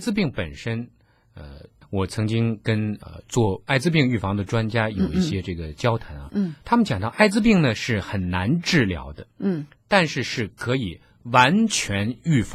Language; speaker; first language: Chinese; native; Chinese